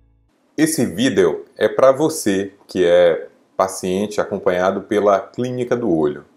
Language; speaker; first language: Portuguese; native; Portuguese